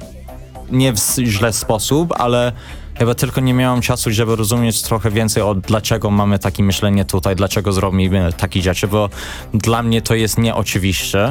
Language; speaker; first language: Polish; non-native, learner; English